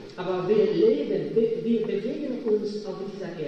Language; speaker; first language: German; non-native, fluent; Polish